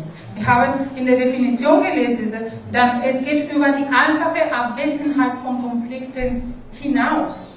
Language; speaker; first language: German; non-native, fluent; Spanish